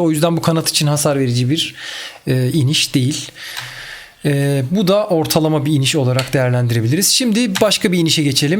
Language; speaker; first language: Turkish; native; Turkish